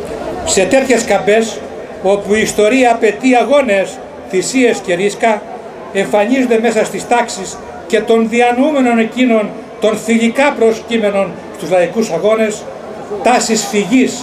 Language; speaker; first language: Greek; native; Greek